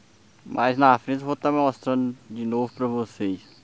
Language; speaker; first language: Portuguese; native; Portuguese